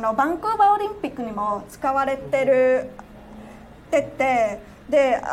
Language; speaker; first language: Japanese; non-native, fluent; Cantonese